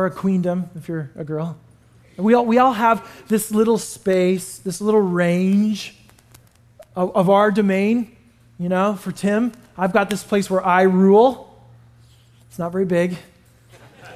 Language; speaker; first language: English; native; English